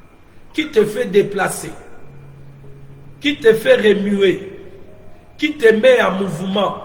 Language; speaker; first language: French; non-native, local second language; Lingala